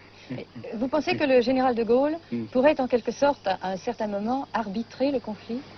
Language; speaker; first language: French; native; French